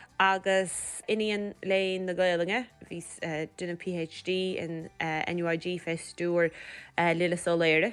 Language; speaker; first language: Irish; native; Irish